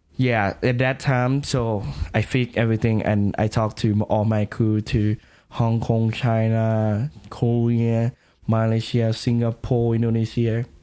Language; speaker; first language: English; non-native, learner; Thai